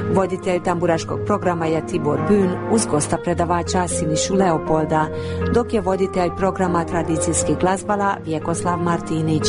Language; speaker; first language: Croatian; early bilingual, heritage; Croatian